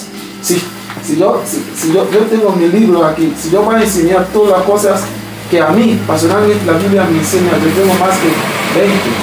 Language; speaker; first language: Spanish; non-native, learner; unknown